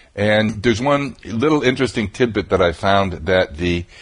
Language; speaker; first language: English; native; English